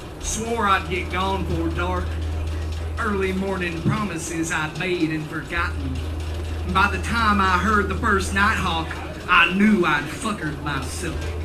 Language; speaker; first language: English; native; English